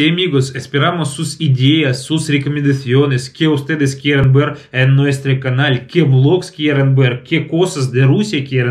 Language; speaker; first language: Spanish; non-native, fluent; Russian